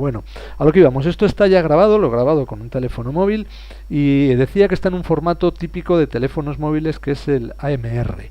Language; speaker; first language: Spanish; native; Spanish